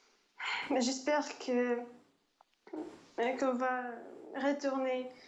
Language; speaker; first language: French; non-native, fluent; Ukrainian